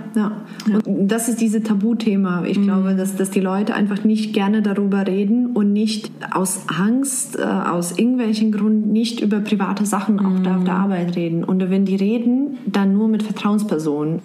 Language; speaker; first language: German; non-native, fluent; Serbian